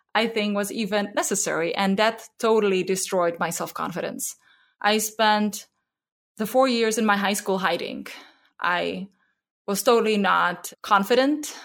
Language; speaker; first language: English; non-native, fluent; Czech